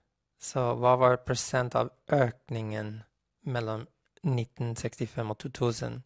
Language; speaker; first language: Norwegian; non-native, fluent; English